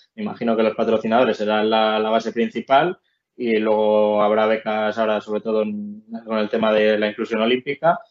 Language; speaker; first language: Spanish; native; Spanish